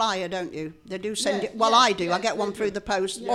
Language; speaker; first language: English; native; English